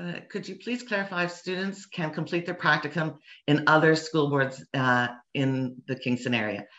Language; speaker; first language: English; native; English